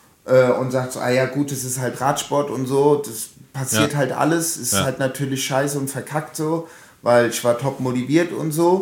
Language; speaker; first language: German; native; German